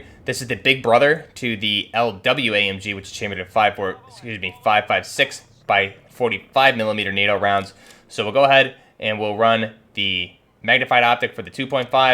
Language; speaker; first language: English; native; English